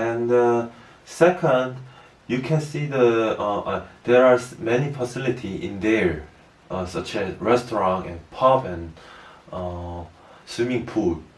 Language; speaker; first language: English; non-native, learner; Korean